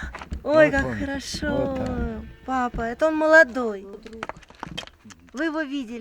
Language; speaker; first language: Russian; native; Russian